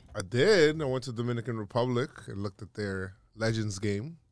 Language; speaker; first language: English; native; English